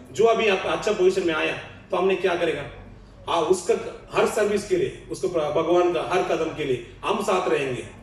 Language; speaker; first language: Hindi; non-native, local second language; Telugu